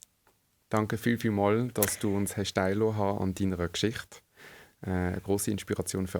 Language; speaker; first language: German; native; German